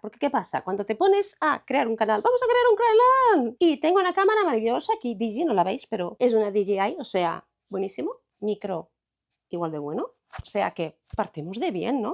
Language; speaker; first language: Spanish; native; Spanish